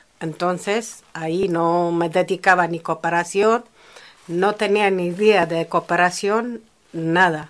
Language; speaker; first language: Spanish; non-native, fluent; Amharic